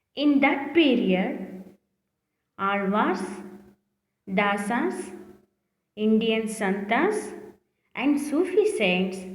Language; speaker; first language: English; non-native, local second language; Kannada